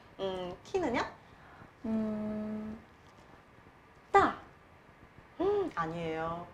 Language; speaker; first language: Korean; non-native, fluent; Chinese